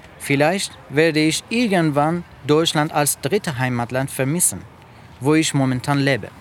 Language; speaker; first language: German; non-native, fluent; Persian